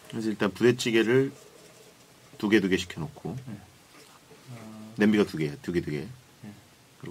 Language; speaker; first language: Korean; native; Korean